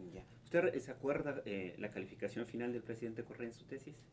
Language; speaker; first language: Spanish; native; Spanish